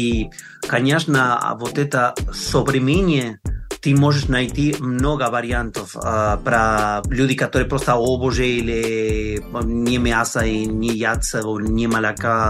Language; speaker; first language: Russian; non-native, learner; Spanish